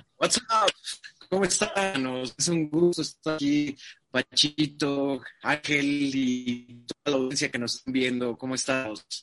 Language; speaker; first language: Spanish; early bilingual, other home language; English